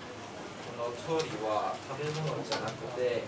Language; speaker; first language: Japanese; non-native, learner; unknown